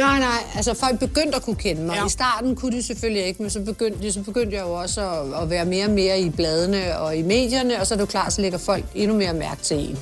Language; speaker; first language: Danish; native; Danish